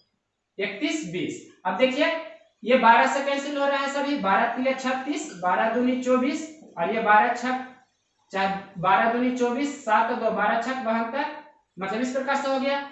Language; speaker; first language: Hindi; native; Hindi